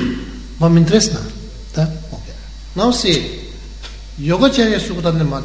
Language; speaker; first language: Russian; non-native, learner; Tibetan